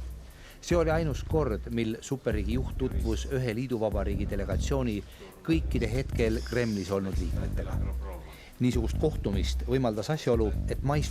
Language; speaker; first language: Estonian; native; Estonian